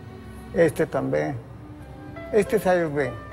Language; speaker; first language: Portuguese; non-native, learner; Japanese